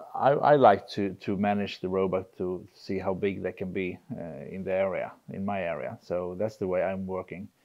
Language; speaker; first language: English; non-native, fluent; Swedish